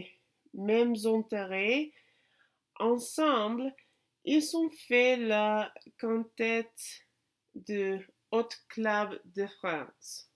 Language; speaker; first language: French; non-native, learner; English